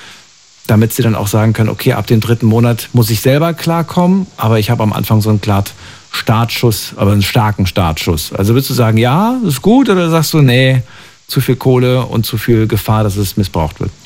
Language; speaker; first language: German; native; German